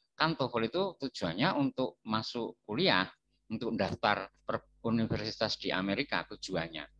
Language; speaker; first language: Indonesian; non-native, local second language; Javanese